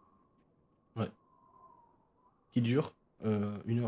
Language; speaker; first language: French; native; French